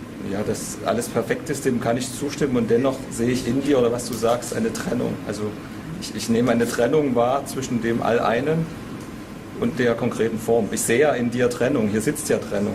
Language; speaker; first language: German; native; German